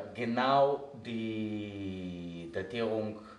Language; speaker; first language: German; non-native, fluent; Greek